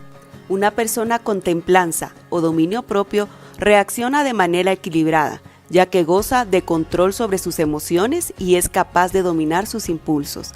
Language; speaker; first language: Spanish; native; Spanish